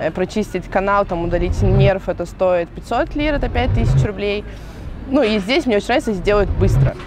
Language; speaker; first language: Russian; native; Russian